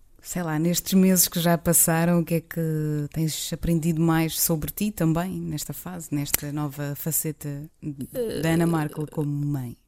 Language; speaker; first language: Portuguese; native; Portuguese